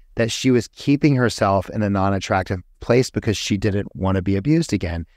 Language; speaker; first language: English; native; English